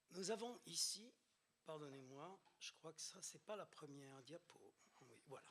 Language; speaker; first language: French; native; French